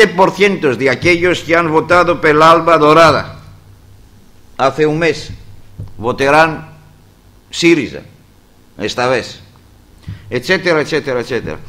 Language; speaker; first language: Spanish; non-native, fluent; Greek